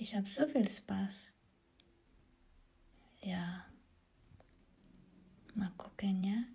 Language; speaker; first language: German; non-native, learner; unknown